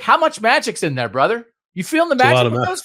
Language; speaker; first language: English; native; English